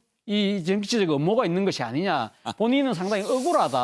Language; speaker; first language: Korean; native; Korean